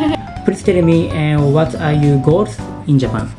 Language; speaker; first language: English; non-native, learner; Japanese